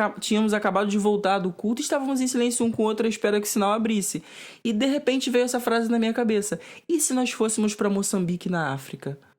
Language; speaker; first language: Portuguese; native; Portuguese